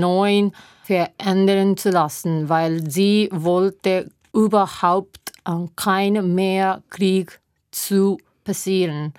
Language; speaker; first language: German; non-native, learner; Japanese